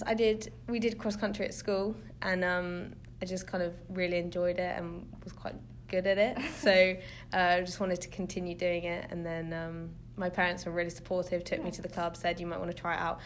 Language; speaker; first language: English; native; English